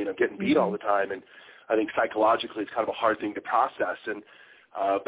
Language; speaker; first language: English; native; English